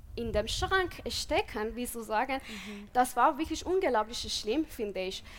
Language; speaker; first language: German; non-native, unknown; Persian